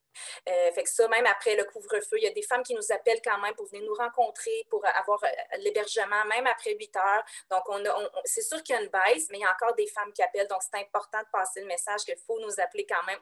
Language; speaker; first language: French; native; French